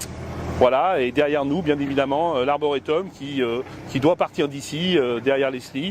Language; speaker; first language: French; native; French